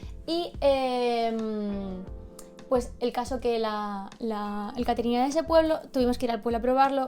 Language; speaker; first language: Spanish; native; Spanish